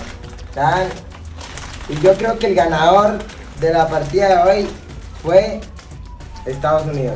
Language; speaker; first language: Spanish; native; Spanish